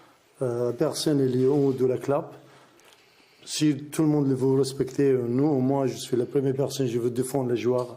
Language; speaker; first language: French; non-native, learner; Arabic